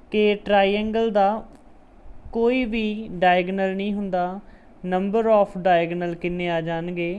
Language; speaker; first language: Hindi; non-native, local second language; Punjabi